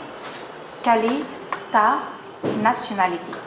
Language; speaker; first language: French; non-native, fluent; Arabic